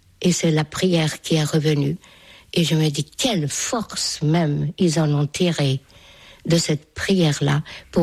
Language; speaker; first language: French; non-native, fluent; Hungarian